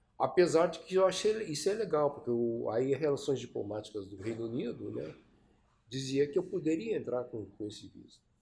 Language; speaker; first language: Portuguese; early bilingual, other home language; Chinese